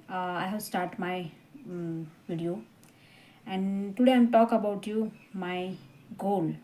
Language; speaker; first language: English; non-native, learner; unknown